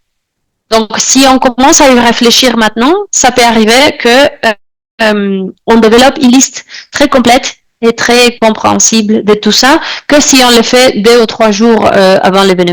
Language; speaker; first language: French; non-native, fluent; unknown